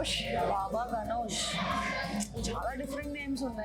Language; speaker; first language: Telugu; native; Telugu